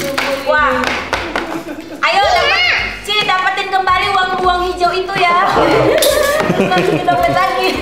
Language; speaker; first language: Indonesian; native; Indonesian